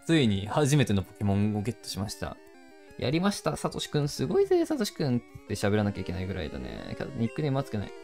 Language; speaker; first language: Japanese; native; Japanese